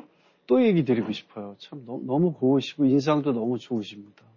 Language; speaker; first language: Korean; native; Korean